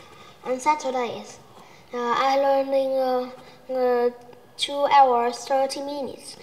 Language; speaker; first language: English; non-native, learner; Vietnamese